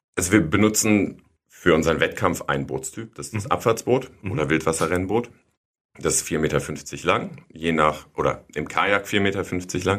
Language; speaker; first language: German; native; German